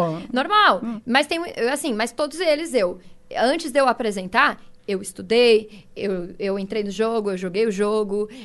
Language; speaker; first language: Portuguese; native; Portuguese